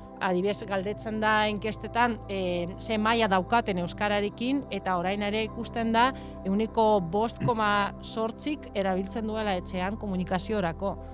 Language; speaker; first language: Basque; non-native, local second language; Spanish